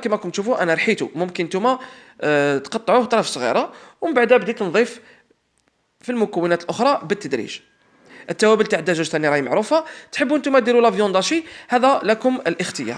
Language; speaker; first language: Arabic; native; Arabic